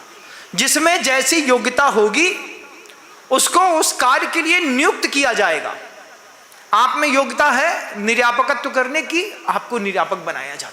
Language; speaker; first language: Hindi; native; Hindi